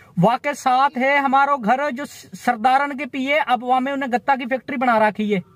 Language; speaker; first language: Hindi; native; Hindi